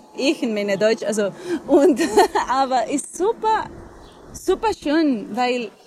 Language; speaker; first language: German; non-native, fluent; Spanish